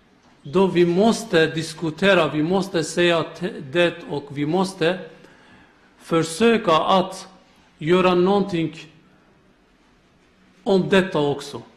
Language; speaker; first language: Swedish; non-native, learner; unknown